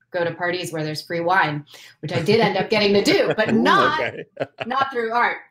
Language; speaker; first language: English; native; English